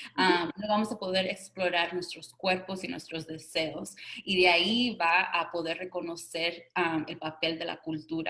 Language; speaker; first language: Spanish; early bilingual, other home language; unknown